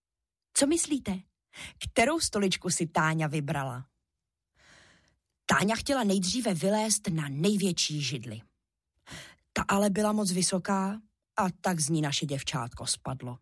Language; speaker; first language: Czech; native; Czech